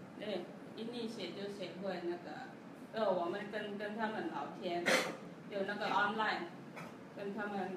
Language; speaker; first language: Chinese; non-native, learner; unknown